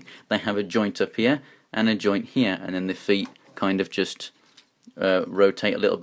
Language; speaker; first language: English; native; English